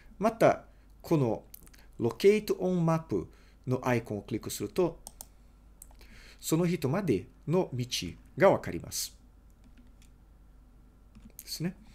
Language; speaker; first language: Japanese; non-native, fluent; Portuguese